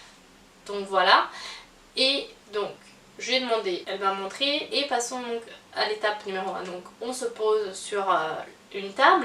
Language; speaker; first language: French; native; French